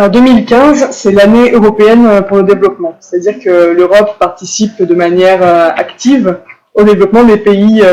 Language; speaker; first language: French; native; French